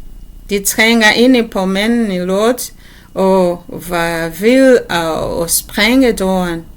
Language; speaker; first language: Danish; non-native, learner; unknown